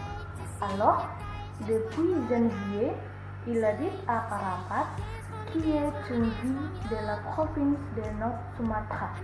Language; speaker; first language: French; non-native, learner; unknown